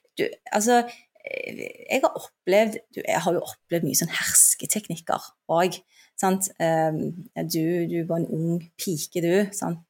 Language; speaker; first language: Norwegian; early bilingual, other home language; Turkish